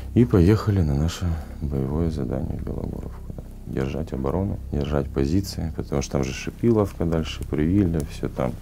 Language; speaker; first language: Russian; native; Russian